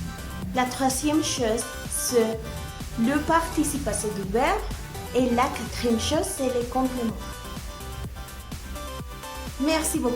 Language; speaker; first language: French; non-native, fluent; Spanish